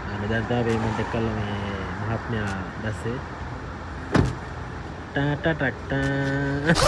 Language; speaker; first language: Hindi; non-native, learner; Sinhala